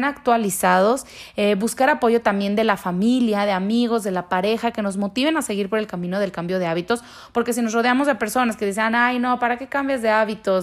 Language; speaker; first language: Spanish; native; Spanish